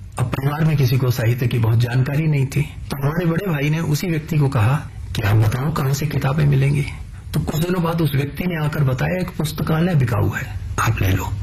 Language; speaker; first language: Hindi; non-native, local second language; Punjabi